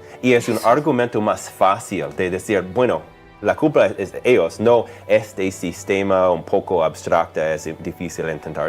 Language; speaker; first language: Spanish; non-native, fluent; English